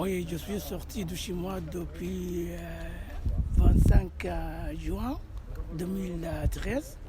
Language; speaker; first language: French; non-native, learner; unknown